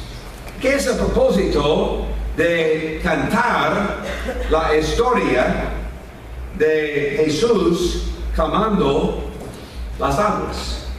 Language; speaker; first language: Spanish; non-native, fluent; English